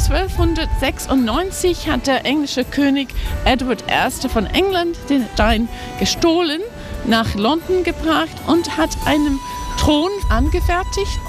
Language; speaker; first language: German; non-native, fluent; English